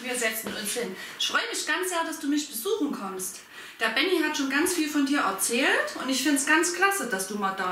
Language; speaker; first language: German; native; German